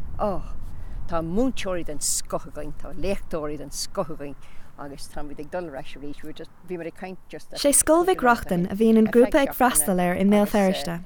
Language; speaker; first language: Irish; non-native, local second language; English